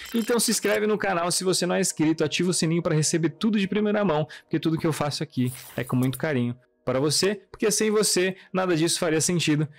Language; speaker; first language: Portuguese; native; Portuguese